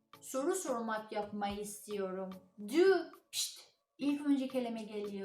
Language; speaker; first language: Turkish; non-native, learner; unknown